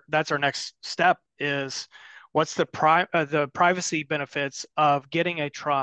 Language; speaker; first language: English; native; English